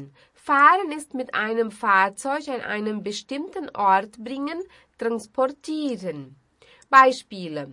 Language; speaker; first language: German; non-native, fluent; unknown